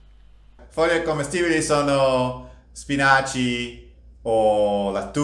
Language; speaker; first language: Italian; non-native, learner; English